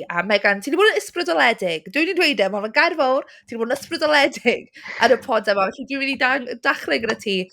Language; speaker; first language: Welsh; non-native, local second language; English